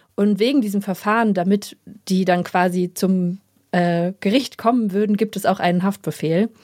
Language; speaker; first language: German; native; German